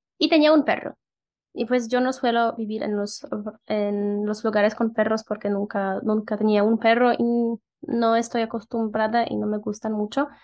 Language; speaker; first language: Spanish; non-native, fluent; Polish